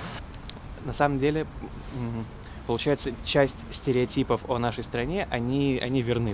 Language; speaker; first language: Russian; native; Russian